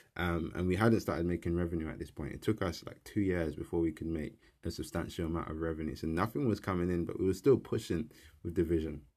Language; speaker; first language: English; native; English